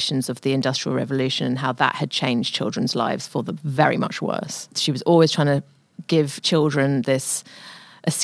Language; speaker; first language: English; native; English